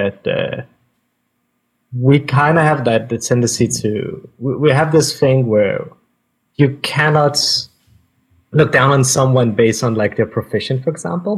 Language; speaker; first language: English; non-native, fluent; Danish